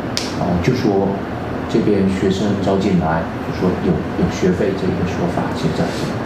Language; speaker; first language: Chinese; native; Chinese